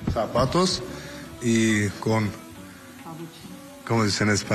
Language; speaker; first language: Spanish; non-native, learner; Armenian